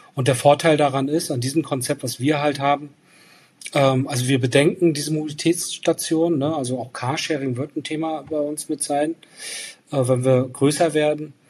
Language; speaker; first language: German; native; German